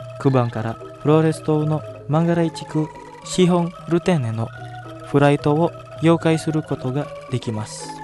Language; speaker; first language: Japanese; non-native, fluent; Indonesian